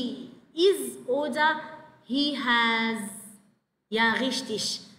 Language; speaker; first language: German; non-native, fluent; Arabic